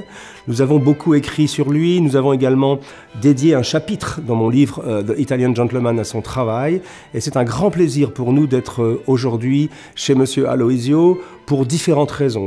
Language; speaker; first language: French; native; French